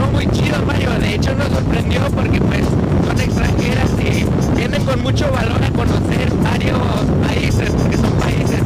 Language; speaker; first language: Spanish; native; Spanish